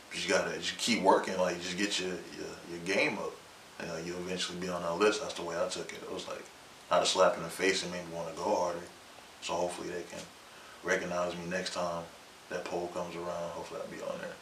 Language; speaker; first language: English; native; English